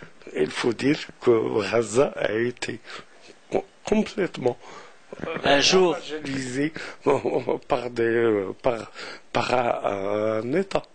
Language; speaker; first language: French; non-native, local second language; Arabic